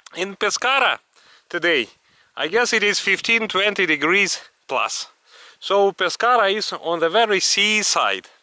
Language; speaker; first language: English; non-native, fluent; Russian